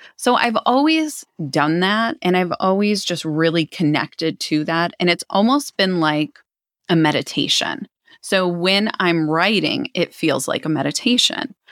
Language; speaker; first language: English; native; English